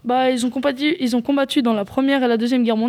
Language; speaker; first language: French; native; French